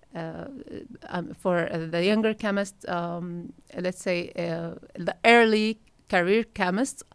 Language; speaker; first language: English; non-native, fluent; Arabic